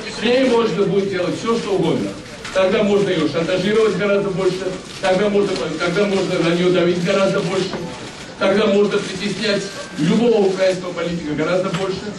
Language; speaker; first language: Russian; non-native, local second language; Georgian